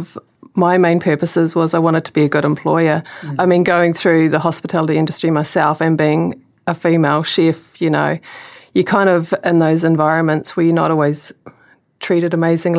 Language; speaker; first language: English; native; English